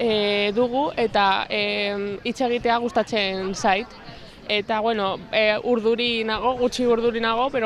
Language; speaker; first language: Basque; non-native, learner; Spanish